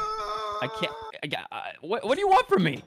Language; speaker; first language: English; native; English